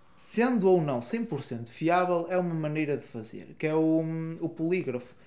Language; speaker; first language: Portuguese; native; Portuguese